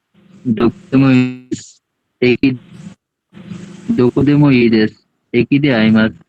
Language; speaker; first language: Japanese; non-native, learner; Bangla